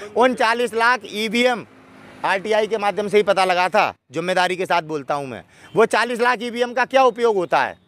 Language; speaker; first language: Hindi; native; Hindi